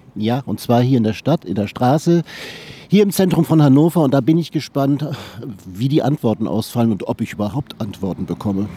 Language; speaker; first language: German; native; German